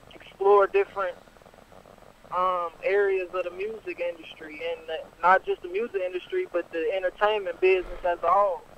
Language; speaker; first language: English; native; English